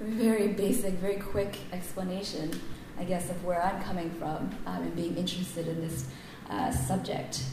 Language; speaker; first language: English; native; English